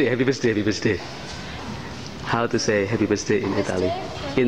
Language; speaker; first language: English; non-native, learner; Indonesian